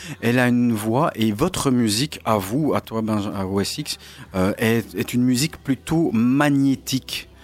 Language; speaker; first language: French; native; French